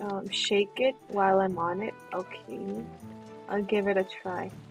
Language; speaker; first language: English; non-native, fluent; Korean